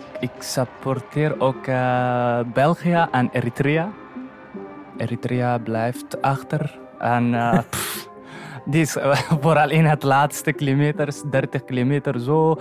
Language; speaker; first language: Dutch; non-native, learner; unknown